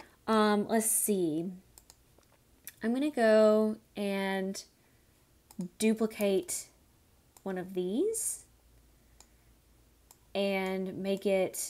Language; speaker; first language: English; native; English